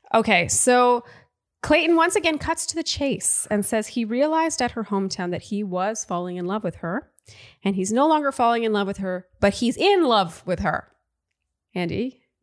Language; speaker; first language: English; native; English